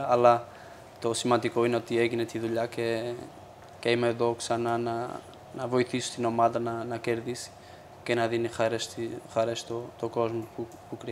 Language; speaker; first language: Greek; non-native, fluent; Portuguese